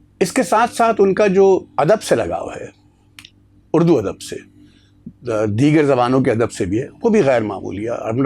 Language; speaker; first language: Urdu; native; Urdu